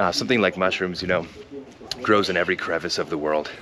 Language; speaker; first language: English; native; English